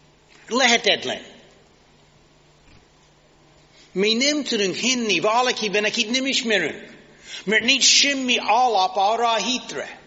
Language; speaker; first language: Hungarian; non-native, fluent; English